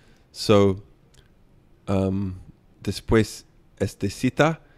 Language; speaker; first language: Spanish; non-native, learner; English